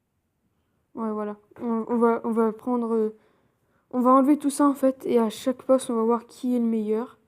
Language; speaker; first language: French; native; French